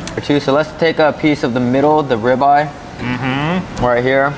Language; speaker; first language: English; native; English